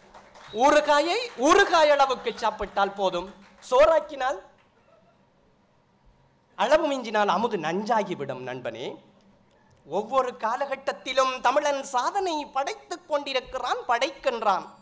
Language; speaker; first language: Tamil; native; Tamil